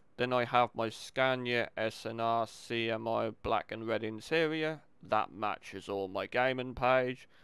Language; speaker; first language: English; native; English